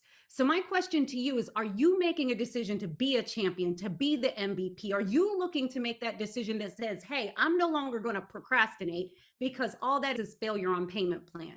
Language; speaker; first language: English; native; English